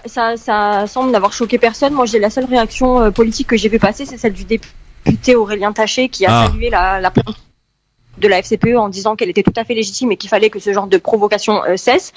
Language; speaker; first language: French; early bilingual, heritage; French